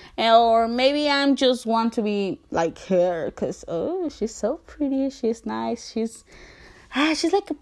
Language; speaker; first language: English; non-native, learner; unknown